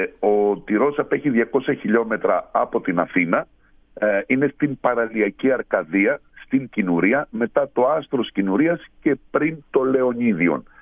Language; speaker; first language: Greek; native; Greek